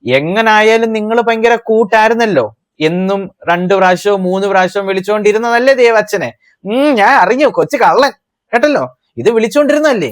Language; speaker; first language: Malayalam; early bilingual, heritage; Malayalam